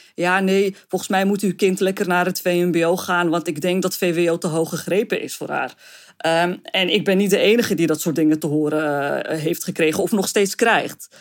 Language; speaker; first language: Dutch; early bilingual, other home language; Arabic